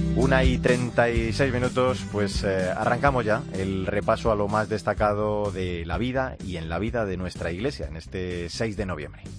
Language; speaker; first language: Spanish; native; Spanish